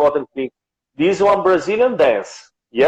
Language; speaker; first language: English; non-native, learner; Portuguese